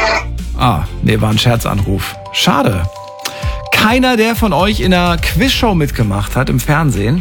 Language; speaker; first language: German; native; German